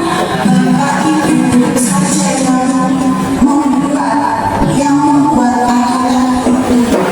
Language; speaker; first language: Indonesian; native; Indonesian